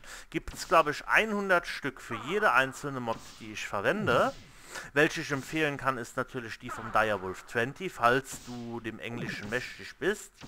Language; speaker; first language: German; native; German